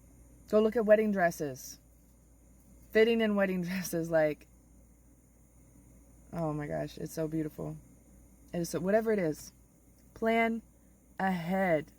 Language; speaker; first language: English; native; English